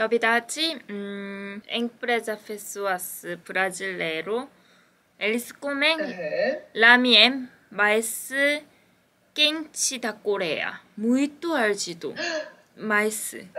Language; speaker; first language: Portuguese; non-native, learner; Korean